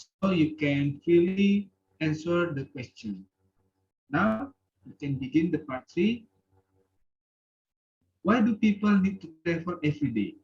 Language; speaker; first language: English; non-native, learner; Indonesian